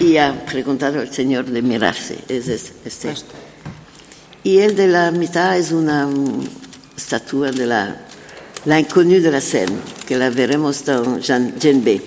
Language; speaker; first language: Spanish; non-native, learner; French